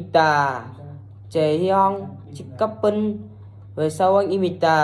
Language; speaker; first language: Korean; non-native, learner; Vietnamese